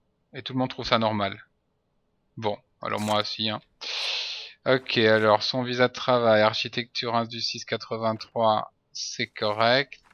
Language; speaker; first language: French; native; French